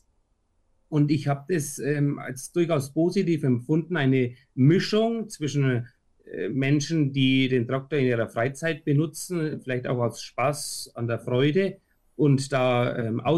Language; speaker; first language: German; native; German